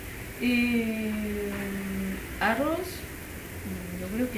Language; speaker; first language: Spanish; non-native, learner; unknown